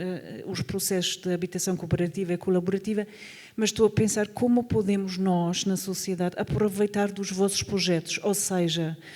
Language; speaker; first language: Portuguese; non-native, fluent; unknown